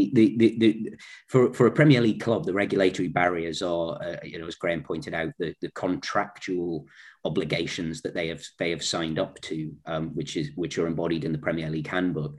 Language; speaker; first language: English; native; English